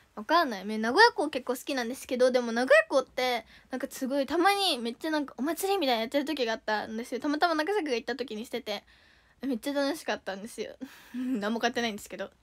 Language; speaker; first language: Japanese; native; Japanese